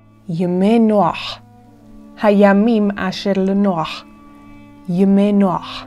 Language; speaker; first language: Hebrew; non-native, fluent; English